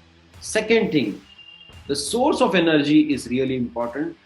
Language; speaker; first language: English; non-native, local second language; Marathi